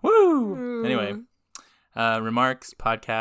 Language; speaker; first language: English; native; English